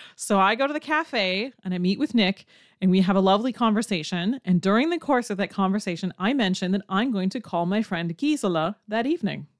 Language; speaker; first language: English; native; English